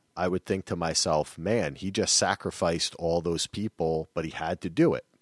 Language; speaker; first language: English; native; English